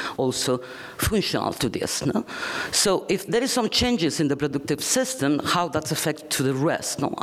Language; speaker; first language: English; non-native, fluent; Spanish